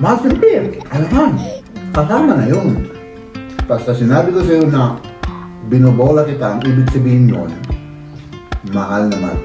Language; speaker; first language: Filipino; non-native, fluent; German